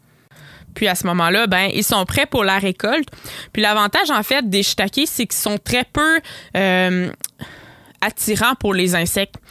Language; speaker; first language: French; native; French